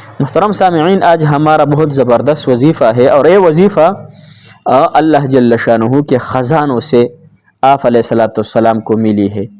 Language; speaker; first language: Urdu; non-native, local second language; Pashto